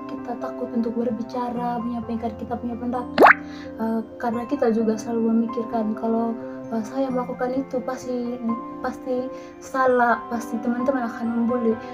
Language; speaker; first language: Indonesian; non-native, local second language; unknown